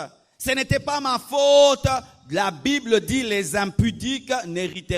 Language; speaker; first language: French; non-native, local second language; Lingala